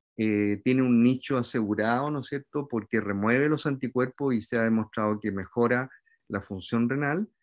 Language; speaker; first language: Spanish; native; Spanish